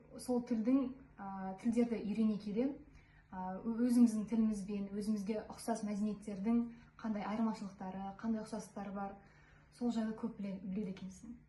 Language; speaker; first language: Kazakh; native; Kazakh